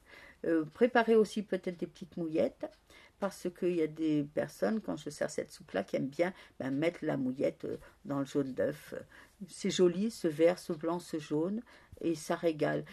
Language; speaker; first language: French; native; French